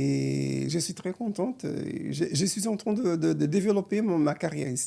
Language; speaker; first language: French; non-native, fluent; Portuguese